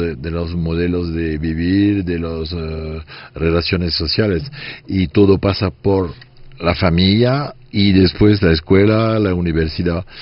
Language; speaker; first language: Spanish; non-native, fluent; French